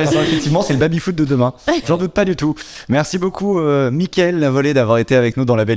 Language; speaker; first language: French; native; French